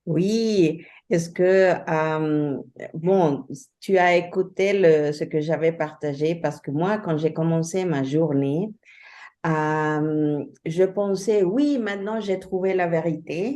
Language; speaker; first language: French; non-native, fluent; Spanish